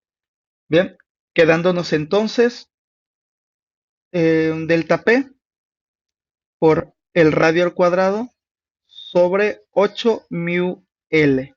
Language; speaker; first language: Spanish; native; Spanish